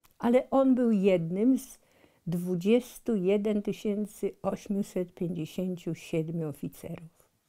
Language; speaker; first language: Polish; native; Polish